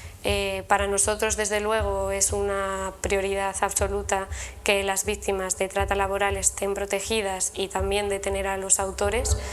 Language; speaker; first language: Spanish; native; Spanish